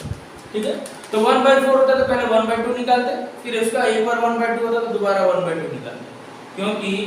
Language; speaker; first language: Hindi; native; Hindi